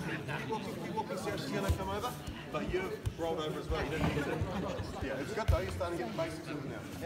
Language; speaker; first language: English; native; English